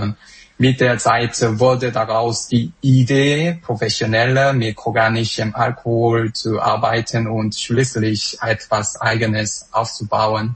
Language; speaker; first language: German; non-native, fluent; Korean